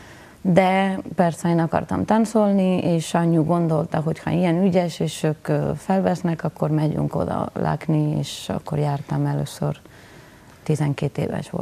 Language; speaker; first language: Hungarian; non-native, fluent; Spanish